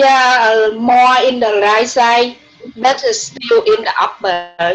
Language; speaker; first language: English; non-native, learner; Vietnamese